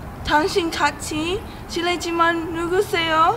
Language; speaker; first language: Korean; non-native, learner; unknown